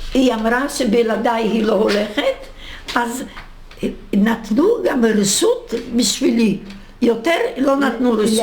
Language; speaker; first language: Hebrew; non-native, fluent; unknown